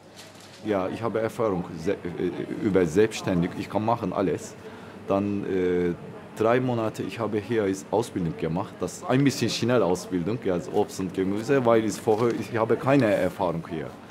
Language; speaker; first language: German; non-native, learner; Turkish